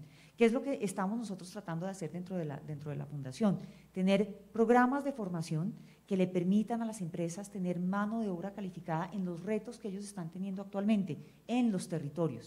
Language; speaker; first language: Spanish; native; Spanish